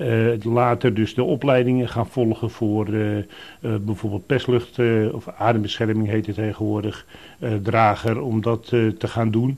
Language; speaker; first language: Dutch; native; Dutch